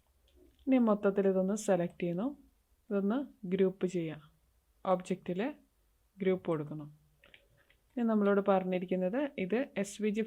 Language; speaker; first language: Malayalam; native; Malayalam